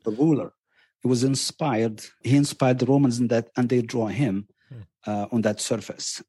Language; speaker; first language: English; non-native, fluent; Berber languages